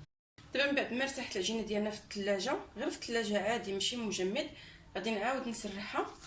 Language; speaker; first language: Arabic; native; Arabic